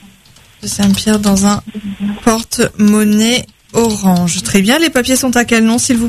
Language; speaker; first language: French; native; French